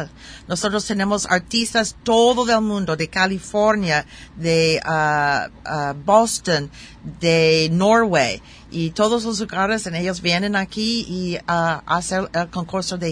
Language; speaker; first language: Spanish; non-native, learner; German